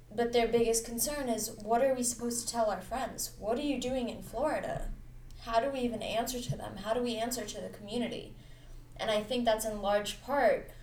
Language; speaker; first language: English; early bilingual, other home language; Hindi